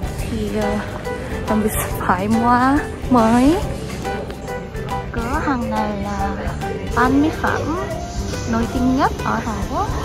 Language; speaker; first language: Vietnamese; non-native, learner; Korean